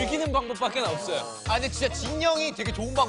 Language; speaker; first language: Korean; native; Korean